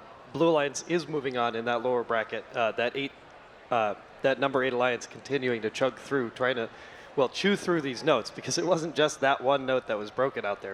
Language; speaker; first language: English; native; English